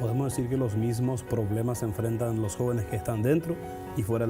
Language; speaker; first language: Spanish; native; Spanish